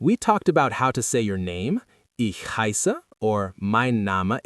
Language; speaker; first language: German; non-native, learner; English